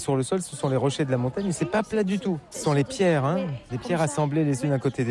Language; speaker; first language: French; native; French